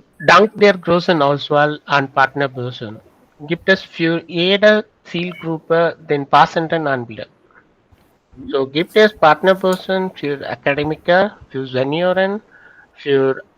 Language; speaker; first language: German; non-native, learner; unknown